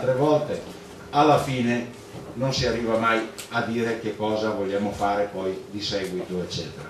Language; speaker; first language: Italian; native; Italian